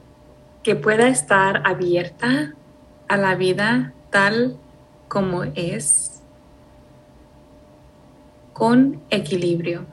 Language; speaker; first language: Spanish; early bilingual, heritage; Spanish